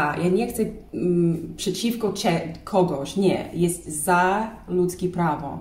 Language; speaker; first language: Polish; non-native, learner; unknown